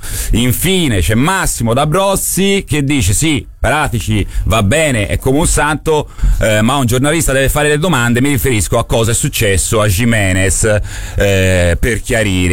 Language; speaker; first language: Italian; native; Italian